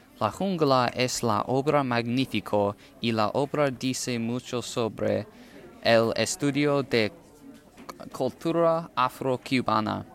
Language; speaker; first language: Spanish; non-native, learner; English